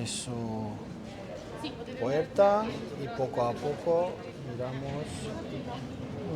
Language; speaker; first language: Spanish; non-native, learner; Turkish